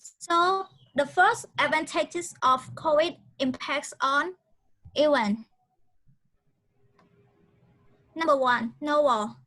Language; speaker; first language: English; non-native, learner; Khmer